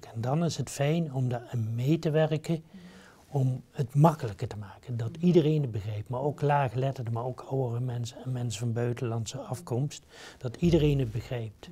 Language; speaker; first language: Dutch; native; Dutch